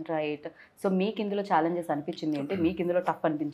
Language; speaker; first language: Telugu; native; Telugu